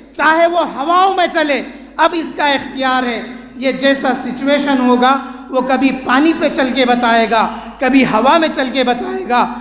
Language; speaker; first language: Urdu; native; Urdu